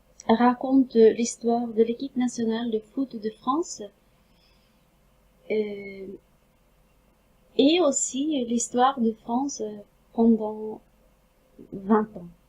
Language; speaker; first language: French; non-native, fluent; Norwegian